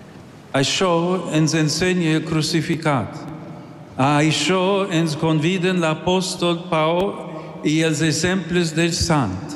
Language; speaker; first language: Catalan; non-native, learner; English